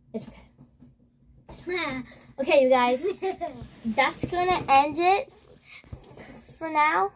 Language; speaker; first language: English; native; English